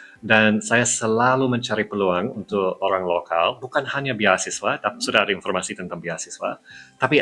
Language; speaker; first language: Indonesian; non-native, fluent; English